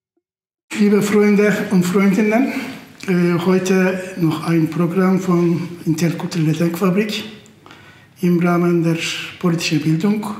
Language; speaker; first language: German; non-native, fluent; Turkish